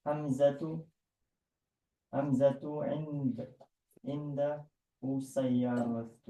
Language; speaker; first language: Arabic; non-native, learner; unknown